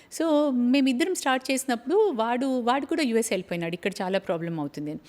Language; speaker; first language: Telugu; native; Telugu